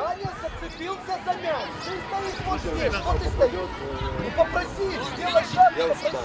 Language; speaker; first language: Russian; native; Russian